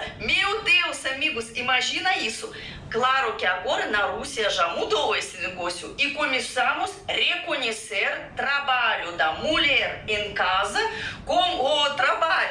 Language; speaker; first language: Portuguese; non-native, fluent; Russian